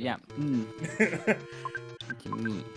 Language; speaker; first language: English; non-native, learner; Japanese